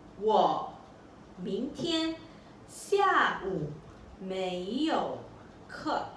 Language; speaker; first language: Chinese; non-native, local second language; Malay